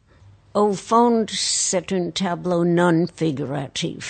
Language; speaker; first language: French; non-native, fluent; English